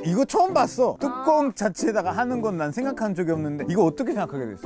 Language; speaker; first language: Korean; non-native, fluent; Spanish